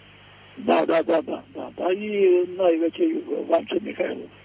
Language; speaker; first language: Bulgarian; non-native, local second language; Macedonian